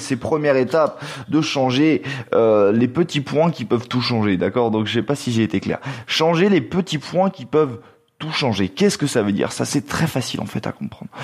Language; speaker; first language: French; native; French